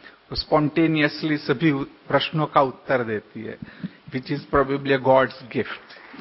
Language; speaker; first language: Hindi; native; Hindi